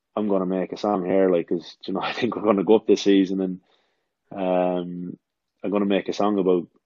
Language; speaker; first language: English; native; English